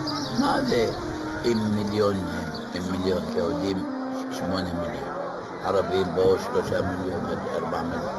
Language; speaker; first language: Hebrew; non-native, local second language; Arabic